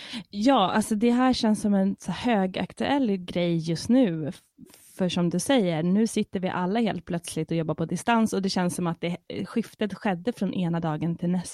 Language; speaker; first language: Swedish; native; Swedish